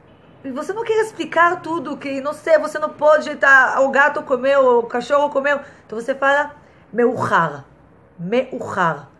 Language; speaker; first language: Portuguese; non-native, fluent; Hebrew